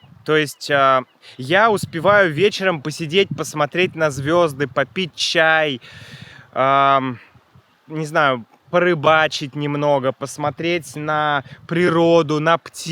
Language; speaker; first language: Russian; native; Russian